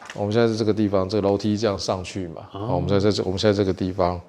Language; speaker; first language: Chinese; native; Chinese